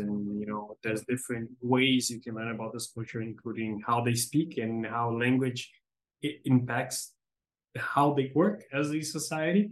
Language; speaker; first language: English; non-native, fluent; Portuguese